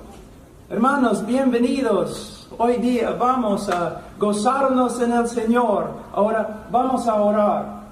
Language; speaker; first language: Spanish; non-native, fluent; English